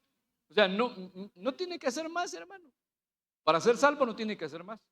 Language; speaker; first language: Spanish; native; Spanish